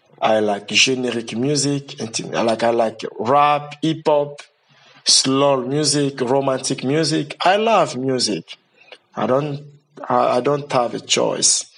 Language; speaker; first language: English; non-native, learner; Lingala